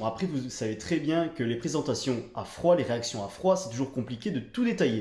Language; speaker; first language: French; native; French